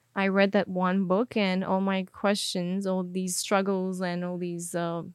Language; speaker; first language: English; non-native, fluent; Armenian